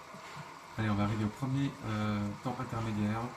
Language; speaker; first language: French; native; French